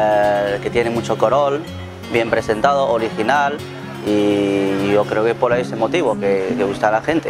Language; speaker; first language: Spanish; non-native, learner; Chinese